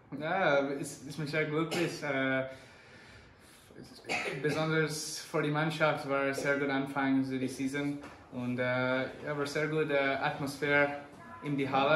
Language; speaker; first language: German; non-native, learner; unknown